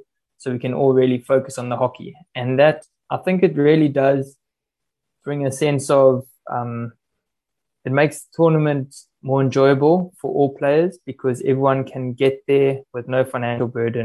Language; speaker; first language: English; native; English